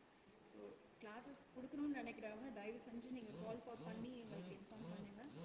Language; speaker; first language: Tamil; native; Tamil